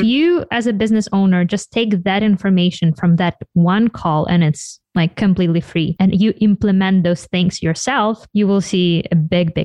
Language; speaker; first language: English; non-native, fluent; Ukrainian